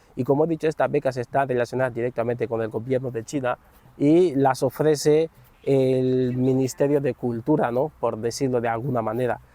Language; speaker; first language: Spanish; native; Spanish